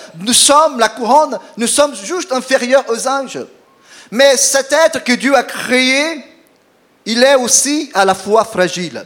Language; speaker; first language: French; non-native, fluent; Portuguese